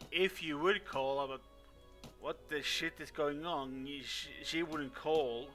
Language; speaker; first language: English; non-native, fluent; Swedish